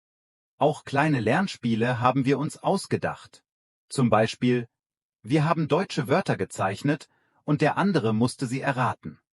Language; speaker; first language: German; non-native, fluent; Vietnamese